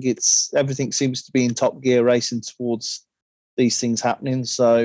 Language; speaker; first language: English; native; English